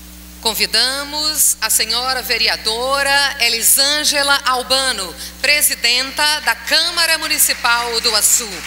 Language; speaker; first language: Portuguese; native; Portuguese